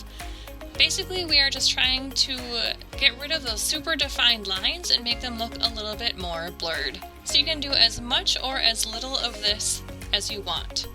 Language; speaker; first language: English; native; English